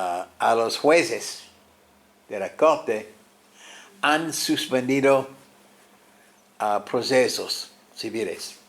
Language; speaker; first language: Spanish; non-native, fluent; English